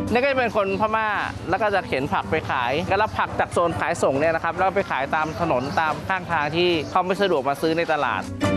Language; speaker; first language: Thai; early bilingual, other home language; Chinese